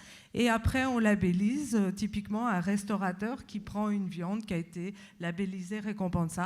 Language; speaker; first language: French; native; French